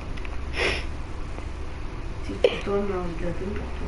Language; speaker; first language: French; native; French